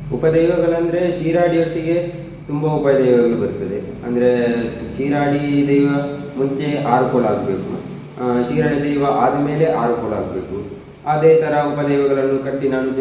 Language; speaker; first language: Kannada; non-native, local second language; Tulu